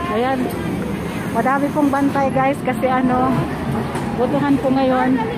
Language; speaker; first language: Filipino; native; Filipino